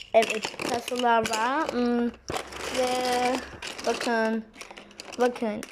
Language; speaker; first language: Turkish; non-native, learner; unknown